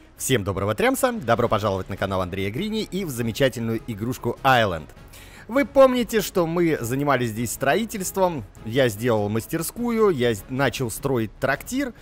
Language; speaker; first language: Russian; native; Russian